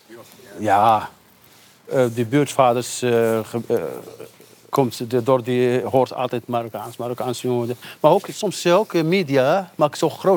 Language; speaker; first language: Dutch; non-native, learner; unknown